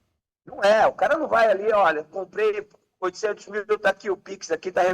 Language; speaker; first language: Portuguese; native; Portuguese